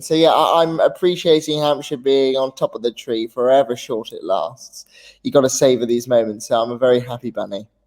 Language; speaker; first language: English; native; English